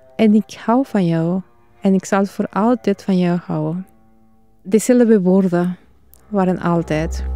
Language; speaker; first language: Dutch; non-native, fluent; Spanish